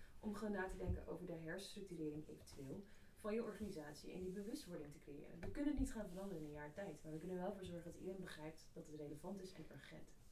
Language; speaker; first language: Dutch; native; Dutch